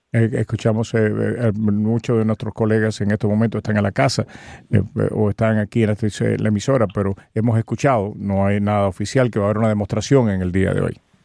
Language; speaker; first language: Spanish; native; Spanish